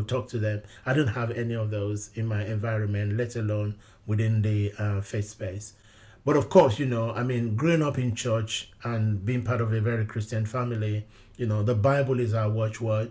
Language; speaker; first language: English; non-native, local second language; Yoruba